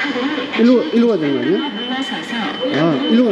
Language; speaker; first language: Korean; native; Korean